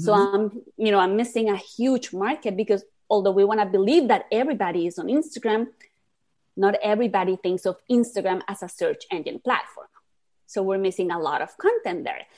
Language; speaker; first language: English; non-native, fluent; Spanish